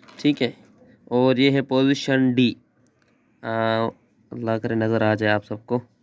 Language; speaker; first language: Urdu; non-native, local second language; Sindhi